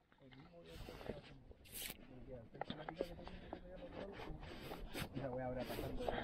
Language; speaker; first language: Spanish; native; Spanish